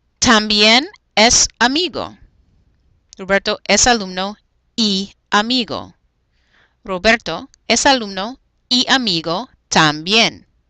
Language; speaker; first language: Spanish; non-native, fluent; English